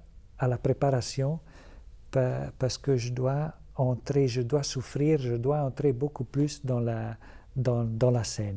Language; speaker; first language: French; non-native, fluent; Italian